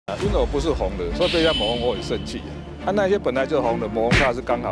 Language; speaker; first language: Chinese; native; Chinese